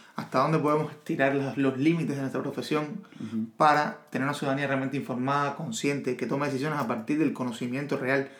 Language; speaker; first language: Spanish; native; Spanish